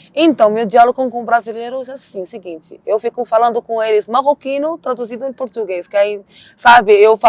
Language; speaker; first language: Portuguese; non-native, learner; Arabic